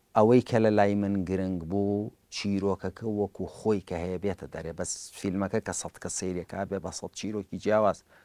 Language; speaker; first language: Central Kurdish; early bilingual, heritage; Central Kurdish